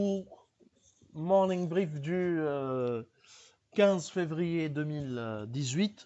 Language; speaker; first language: French; non-native, local second language; Arabic